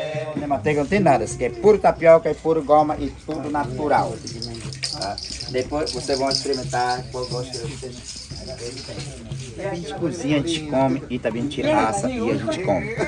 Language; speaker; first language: Portuguese; non-native, local second language; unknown